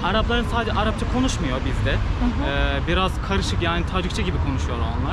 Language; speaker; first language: Turkish; non-native, fluent; Uzbek